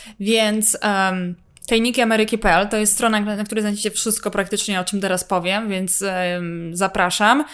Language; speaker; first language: Polish; native; Polish